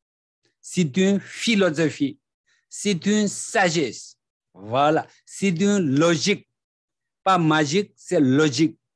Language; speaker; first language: French; non-native, learner; Tibetan